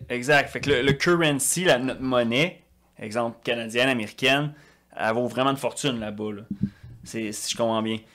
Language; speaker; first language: French; native; French